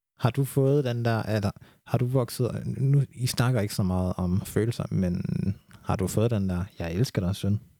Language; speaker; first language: Danish; early bilingual, other home language; English